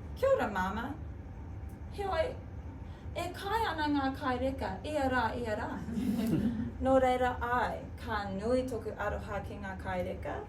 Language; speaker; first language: Māori; non-native, local second language; English